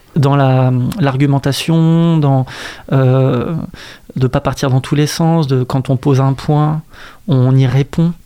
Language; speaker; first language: French; native; French